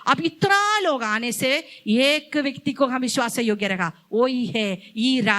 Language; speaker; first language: Hindi; non-native, local second language; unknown